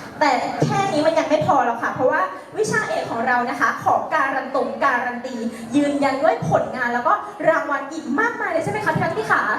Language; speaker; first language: Thai; native; Thai